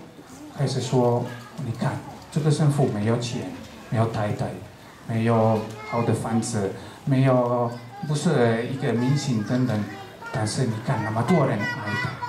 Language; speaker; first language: Chinese; non-native, fluent; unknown